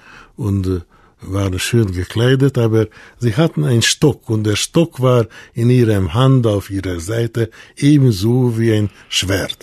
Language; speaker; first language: German; non-native, fluent; Hungarian